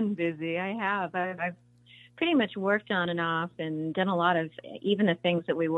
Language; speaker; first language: English; native; English